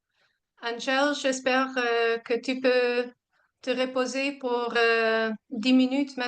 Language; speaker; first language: French; non-native, fluent; English